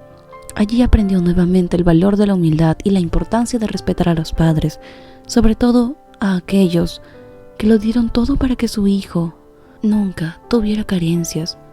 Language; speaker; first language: Spanish; native; Spanish